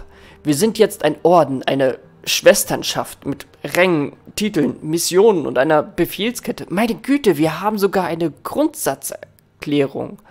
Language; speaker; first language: German; native; German